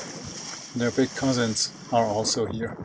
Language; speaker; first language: English; non-native, fluent; German